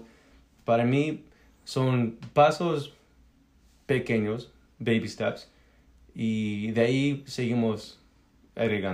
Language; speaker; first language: Spanish; early bilingual, heritage; Spanish